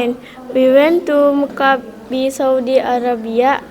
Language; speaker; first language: English; non-native, learner; Indonesian